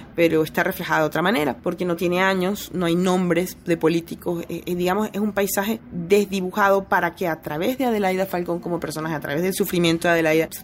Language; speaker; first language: Spanish; native; Spanish